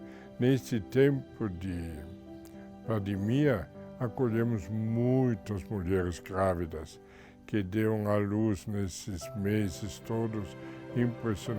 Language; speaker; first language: Portuguese; non-native, fluent; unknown